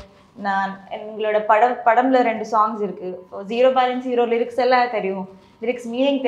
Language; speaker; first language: Tamil; non-native, learner; Telugu